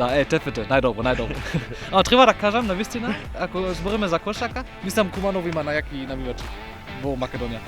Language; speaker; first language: Macedonian; non-native, learner; German